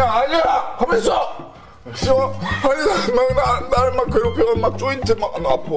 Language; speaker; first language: Korean; native; Korean